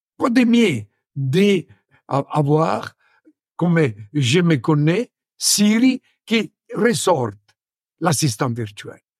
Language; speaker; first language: French; non-native, fluent; Italian